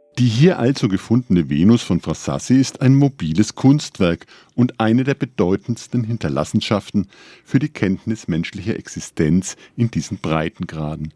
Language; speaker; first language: German; native; German